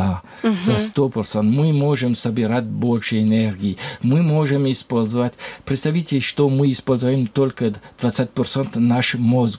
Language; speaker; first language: Russian; non-native, learner; French